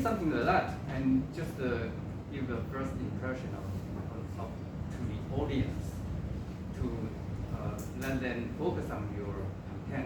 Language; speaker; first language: English; non-native, local second language; Chinese